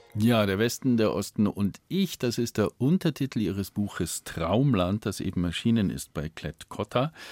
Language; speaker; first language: German; native; German